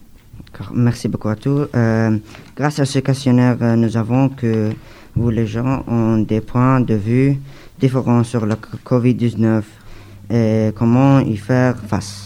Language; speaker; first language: French; non-native, learner; Arabic